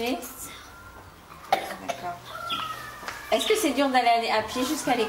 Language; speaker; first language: French; native; French